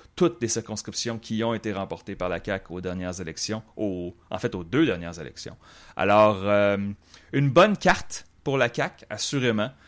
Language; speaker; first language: French; native; French